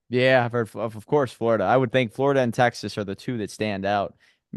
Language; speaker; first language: English; native; English